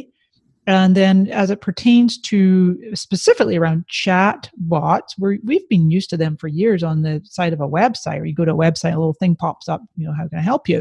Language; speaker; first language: English; native; English